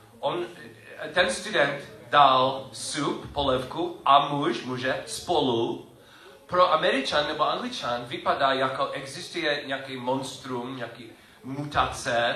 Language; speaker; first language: Czech; non-native, learner; English